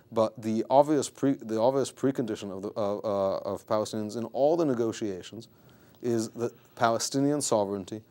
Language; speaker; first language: English; native; English